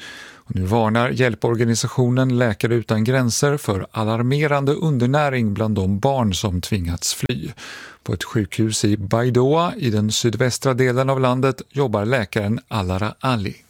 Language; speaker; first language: Swedish; native; Swedish